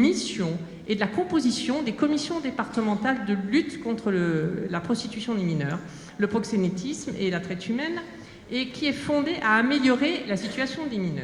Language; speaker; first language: French; native; French